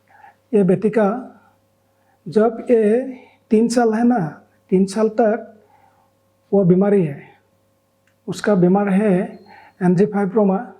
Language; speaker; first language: Hindi; non-native, local second language; Assamese